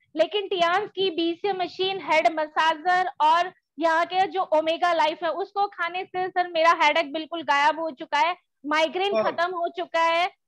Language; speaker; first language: Hindi; native; Hindi